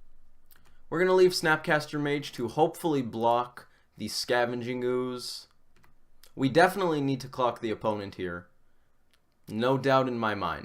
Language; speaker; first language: English; native; English